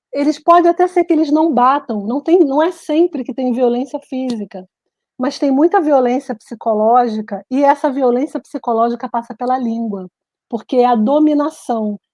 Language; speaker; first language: Portuguese; native; Portuguese